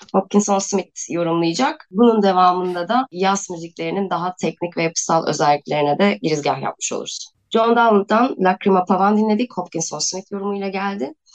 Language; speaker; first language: Turkish; native; Turkish